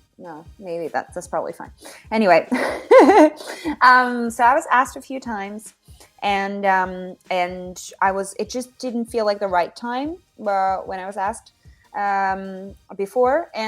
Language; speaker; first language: English; non-native, fluent; Finnish